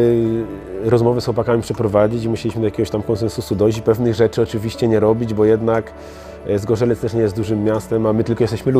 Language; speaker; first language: Polish; native; Polish